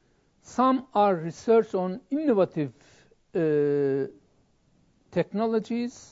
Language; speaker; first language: English; non-native, fluent; Turkish